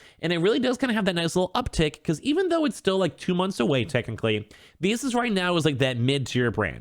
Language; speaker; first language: English; native; English